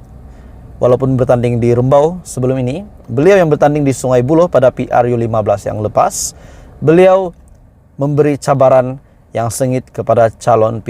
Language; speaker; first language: Malay; native; Malay